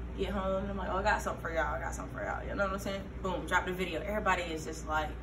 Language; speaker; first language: English; native; English